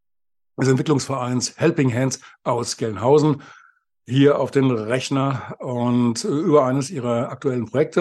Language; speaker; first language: German; native; German